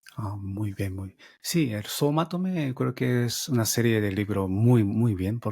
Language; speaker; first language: Spanish; non-native, fluent; Japanese